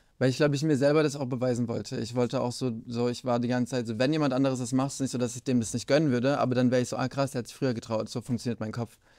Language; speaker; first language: German; early bilingual, other home language; Kurdish